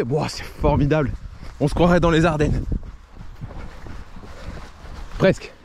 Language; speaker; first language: French; native; French